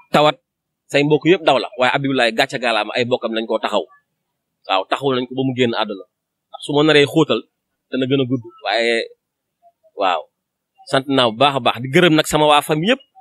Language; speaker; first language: Wolof; native; Wolof